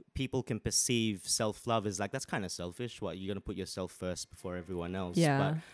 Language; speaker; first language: English; native; English